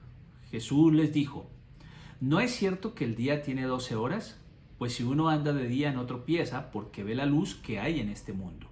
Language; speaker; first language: Spanish; native; Spanish